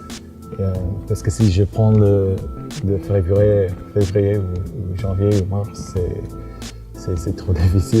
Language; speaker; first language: French; non-native, fluent; English